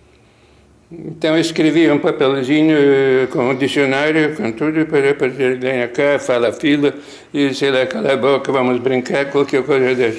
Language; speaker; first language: Portuguese; non-native, fluent; Lithuanian